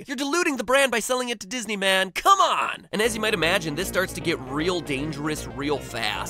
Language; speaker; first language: English; native; English